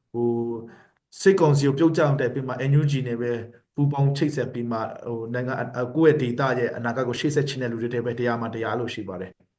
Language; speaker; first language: Burmese; non-native, local second language; Hakha Chin